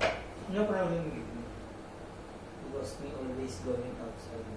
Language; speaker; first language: English; non-native, learner; Filipino